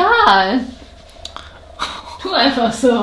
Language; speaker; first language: German; native; German